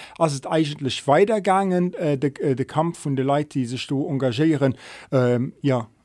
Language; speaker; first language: Luxembourgish; native; Luxembourgish